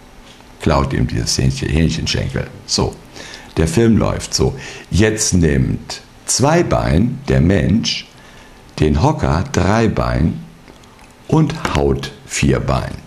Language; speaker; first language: German; native; German